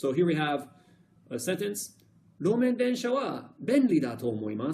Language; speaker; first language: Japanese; non-native, fluent; English